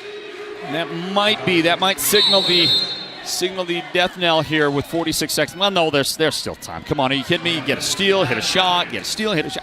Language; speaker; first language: English; native; English